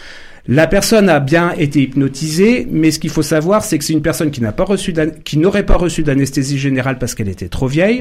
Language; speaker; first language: French; native; French